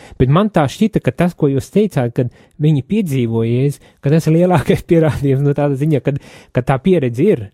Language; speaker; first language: Latvian; native; Latvian